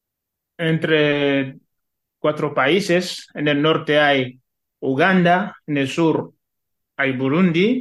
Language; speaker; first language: Spanish; non-native, fluent; Kinyarwanda